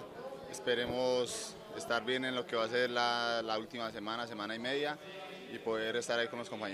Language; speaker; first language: Spanish; native; Spanish